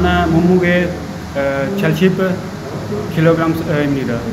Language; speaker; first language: Korean; non-native, learner; Urdu